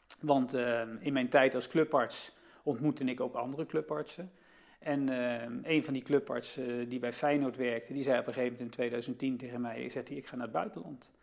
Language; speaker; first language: Dutch; native; Dutch